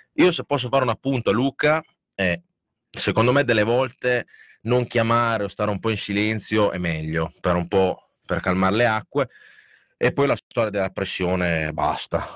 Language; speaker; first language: Italian; non-native, fluent; Spanish